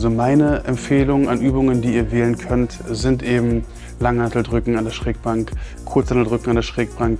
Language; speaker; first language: German; native; German